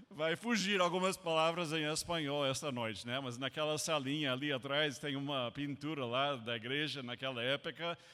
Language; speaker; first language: Portuguese; non-native, fluent; English